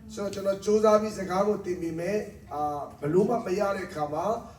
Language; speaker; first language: Burmese; native; Burmese